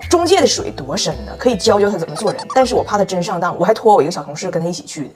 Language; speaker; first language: Chinese; native; Chinese